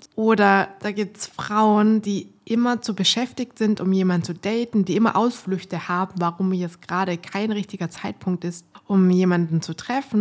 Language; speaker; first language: German; native; German